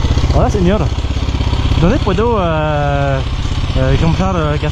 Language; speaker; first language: Spanish; non-native, learner; French